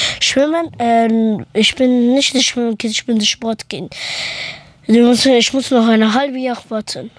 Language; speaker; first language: German; early bilingual, other home language; Persian